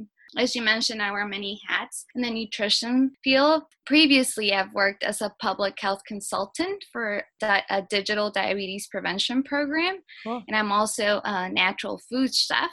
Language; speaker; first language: English; native; English